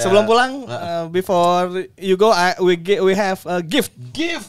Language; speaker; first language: English; non-native, learner; Indonesian